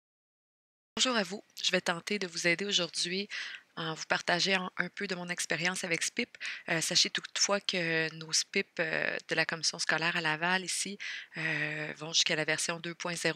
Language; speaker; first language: French; native; French